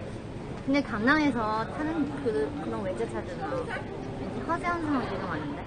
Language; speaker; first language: Korean; non-native, fluent; Chinese